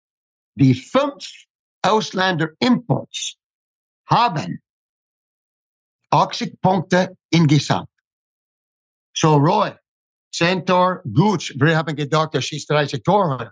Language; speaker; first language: German; non-native, fluent; English